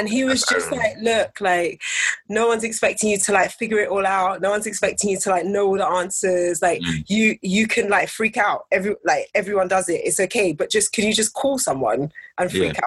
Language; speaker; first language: English; native; English